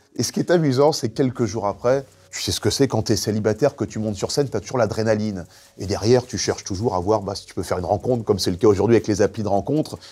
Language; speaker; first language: French; native; French